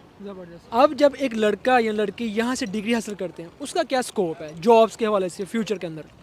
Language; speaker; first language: Urdu; native; Urdu